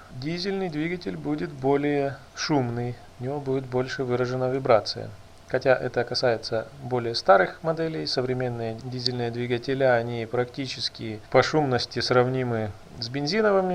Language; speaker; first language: Russian; native; Russian